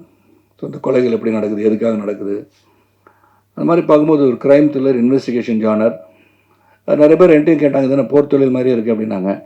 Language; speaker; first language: Tamil; native; Tamil